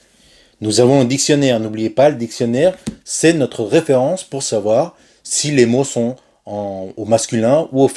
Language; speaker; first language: French; non-native, fluent; Spanish